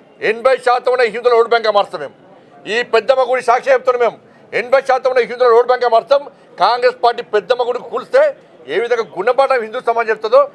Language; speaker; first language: Telugu; native; Telugu